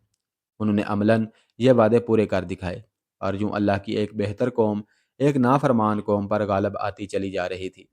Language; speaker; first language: Urdu; native; Urdu